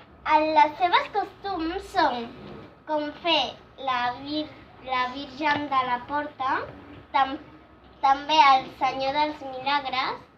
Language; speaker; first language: Catalan; early bilingual, other home language; Spanish